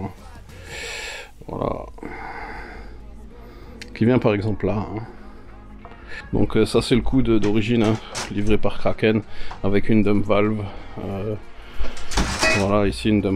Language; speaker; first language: French; native; French